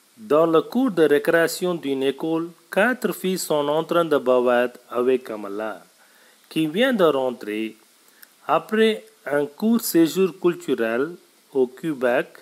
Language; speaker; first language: French; non-native, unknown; Tamil